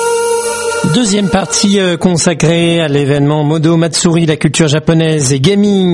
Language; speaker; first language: French; native; French